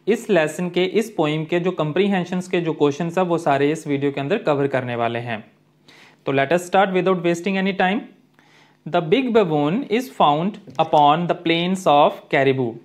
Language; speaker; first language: Hindi; native; Hindi